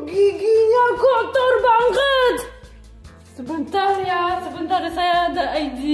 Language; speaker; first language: Indonesian; non-native, learner; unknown